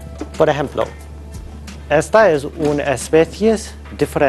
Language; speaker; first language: Spanish; non-native, learner; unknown